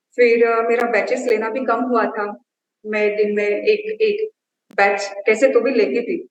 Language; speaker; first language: Hindi; non-native, local second language; Marathi